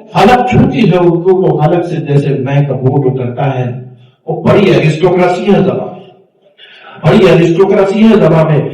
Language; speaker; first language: Urdu; non-native, local second language; Marathi